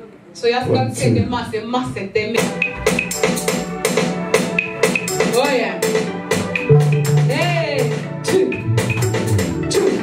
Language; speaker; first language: Norwegian; non-native, fluent; Lingala